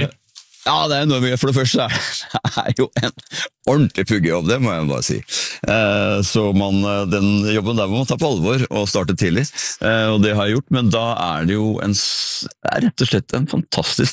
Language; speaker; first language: Norwegian; native; Norwegian